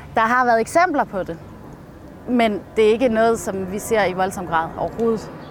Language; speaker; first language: Danish; native; Danish